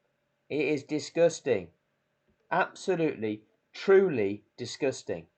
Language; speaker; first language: English; native; English